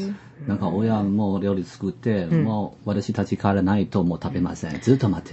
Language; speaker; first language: Japanese; non-native, fluent; Chinese